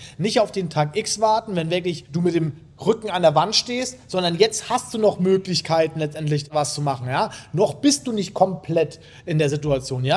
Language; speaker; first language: German; native; German